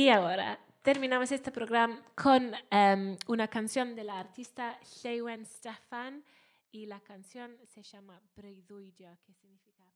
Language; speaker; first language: Spanish; non-native, fluent; Welsh